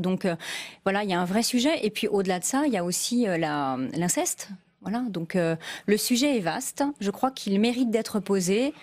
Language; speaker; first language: French; native; French